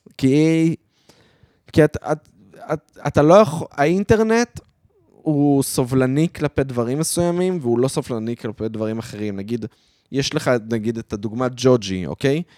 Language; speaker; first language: Hebrew; early bilingual, other home language; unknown